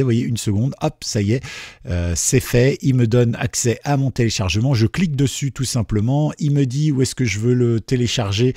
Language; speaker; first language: French; native; French